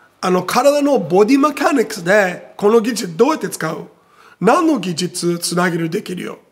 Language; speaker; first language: Japanese; non-native, fluent; Portuguese